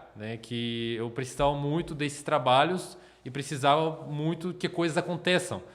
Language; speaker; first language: Portuguese; non-native, fluent; Russian